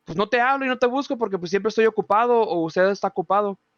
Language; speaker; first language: Spanish; early bilingual, heritage; Spanish